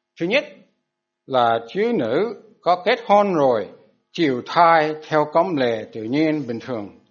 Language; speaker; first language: Vietnamese; non-native, fluent; English